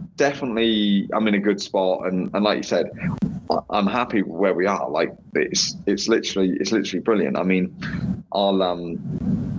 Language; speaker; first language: English; native; English